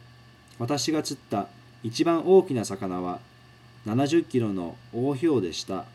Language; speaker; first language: Japanese; early bilingual, heritage; Japanese